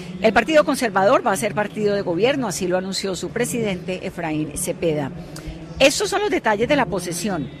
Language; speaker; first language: Spanish; native; Spanish